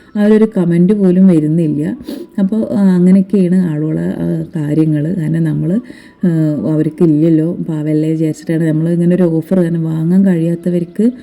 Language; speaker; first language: Malayalam; native; Malayalam